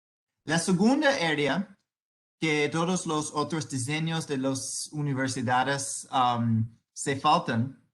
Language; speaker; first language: Spanish; non-native, learner; English